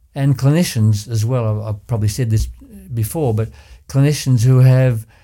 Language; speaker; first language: English; native; English